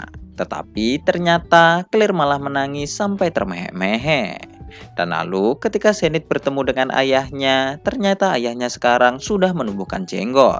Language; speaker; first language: Indonesian; native; Indonesian